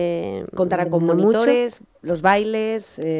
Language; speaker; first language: Spanish; native; Spanish